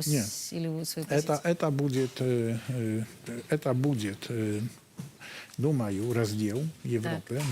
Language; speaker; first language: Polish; non-native, learner; Russian